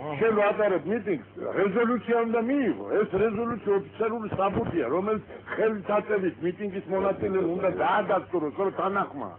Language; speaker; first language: Georgian; non-native, local second language; Armenian